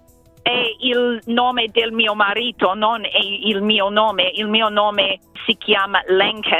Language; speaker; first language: Italian; non-native, fluent; English